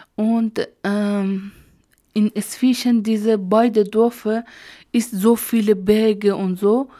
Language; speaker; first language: German; non-native, learner; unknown